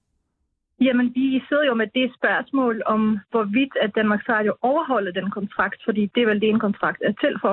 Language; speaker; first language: Danish; native; Danish